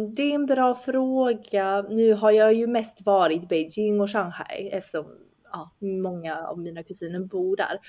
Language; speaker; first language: Swedish; early bilingual, other home language; Chinese